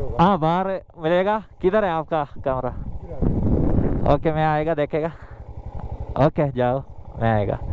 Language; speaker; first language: Hindi; non-native, learner; Malayalam